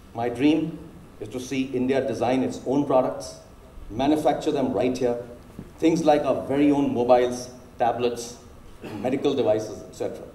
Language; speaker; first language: English; non-native, local second language; Hindi